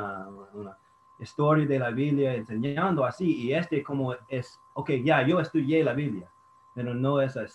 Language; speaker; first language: Spanish; non-native, fluent; English